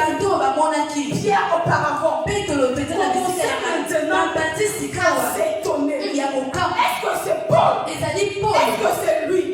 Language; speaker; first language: French; non-native, local second language; Lingala